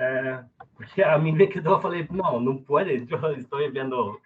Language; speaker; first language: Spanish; non-native, learner; Portuguese